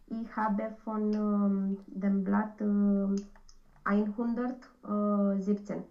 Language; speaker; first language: German; non-native, learner; Romanian